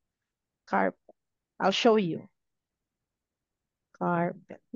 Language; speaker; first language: English; non-native, fluent; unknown